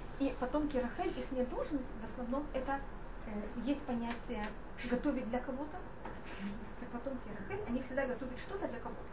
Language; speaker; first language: Russian; non-native, fluent; Hebrew